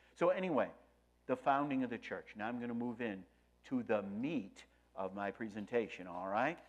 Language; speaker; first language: English; native; English